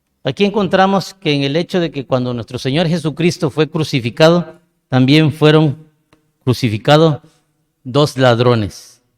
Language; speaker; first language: Spanish; native; Spanish